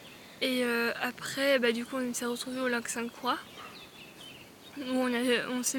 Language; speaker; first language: French; native; French